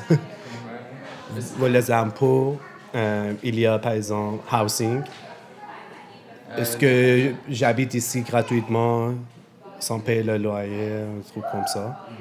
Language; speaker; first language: French; non-native, fluent; Persian